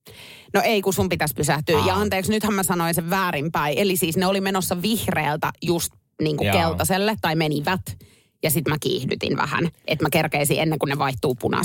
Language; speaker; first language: Finnish; native; Finnish